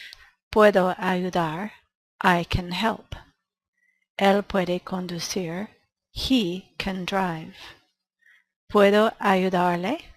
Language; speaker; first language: Spanish; non-native, fluent; English